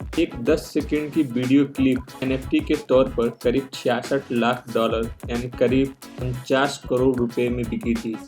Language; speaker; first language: Hindi; native; Hindi